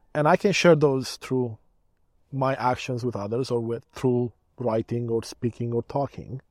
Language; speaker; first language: English; early bilingual, other home language; Romanian